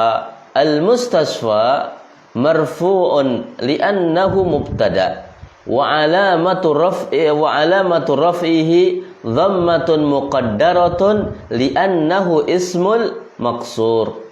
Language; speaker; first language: Arabic; non-native, fluent; Indonesian